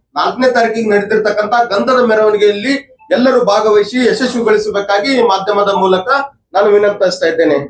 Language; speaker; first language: Kannada; non-native, local second language; Urdu